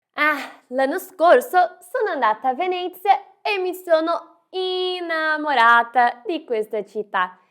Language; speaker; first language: Italian; non-native, fluent; Portuguese